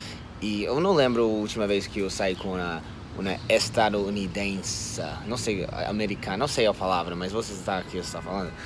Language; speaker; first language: Portuguese; non-native, fluent; English